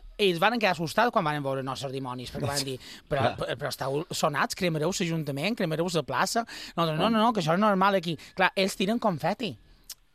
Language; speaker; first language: Catalan; native; Catalan